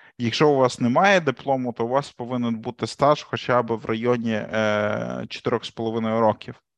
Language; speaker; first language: Ukrainian; native; Ukrainian